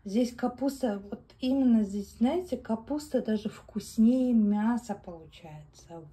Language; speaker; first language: Russian; non-native, local second language; Kazakh